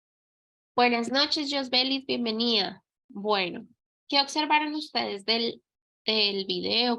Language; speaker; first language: Spanish; native; Spanish